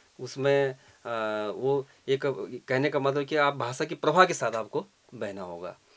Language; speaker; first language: Hindi; native; Hindi